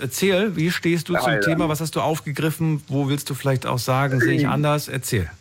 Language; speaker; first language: German; native; German